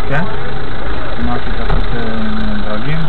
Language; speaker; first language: Hebrew; native; Hebrew